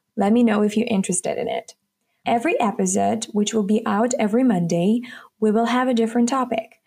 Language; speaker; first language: English; non-native, fluent; Ukrainian